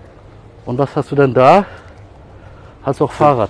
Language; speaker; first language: German; native; German